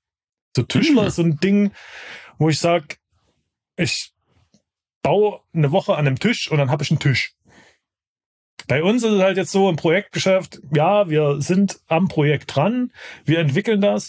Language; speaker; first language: German; native; German